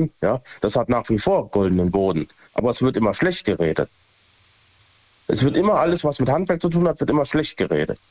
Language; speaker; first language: German; native; German